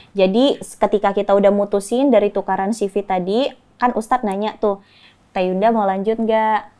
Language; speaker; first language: Indonesian; native; Indonesian